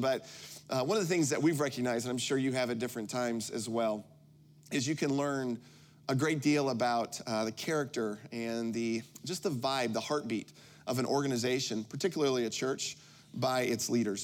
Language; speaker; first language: English; native; English